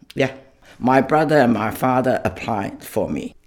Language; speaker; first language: English; non-native, fluent; Chinese